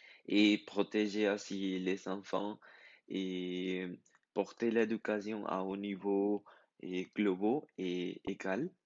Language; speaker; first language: French; non-native, learner; Spanish